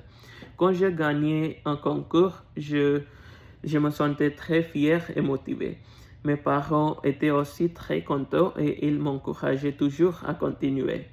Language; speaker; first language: French; non-native, learner; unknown